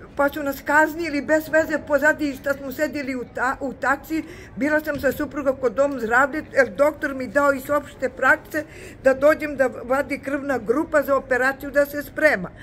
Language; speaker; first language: Serbian; non-native, local second language; Albanian